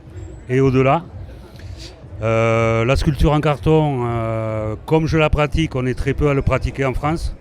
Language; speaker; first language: French; native; French